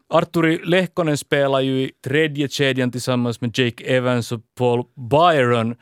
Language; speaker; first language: Swedish; native; Swedish